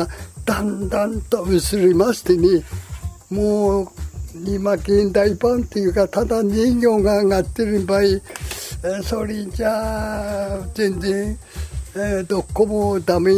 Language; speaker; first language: Japanese; native; Japanese